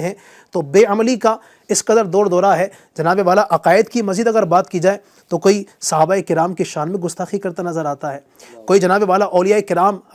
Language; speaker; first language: Urdu; native; Urdu